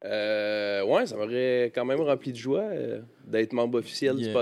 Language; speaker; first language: French; native; French